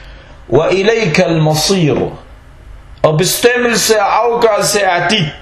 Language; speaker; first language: Danish; early bilingual, other home language; Arabic